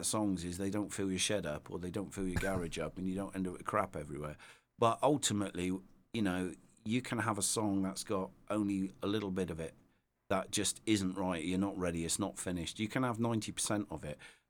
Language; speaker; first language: English; native; English